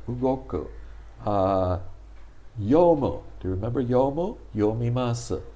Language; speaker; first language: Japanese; non-native, fluent; English